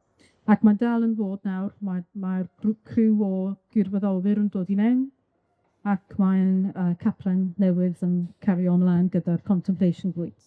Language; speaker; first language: Welsh; non-native, local second language; English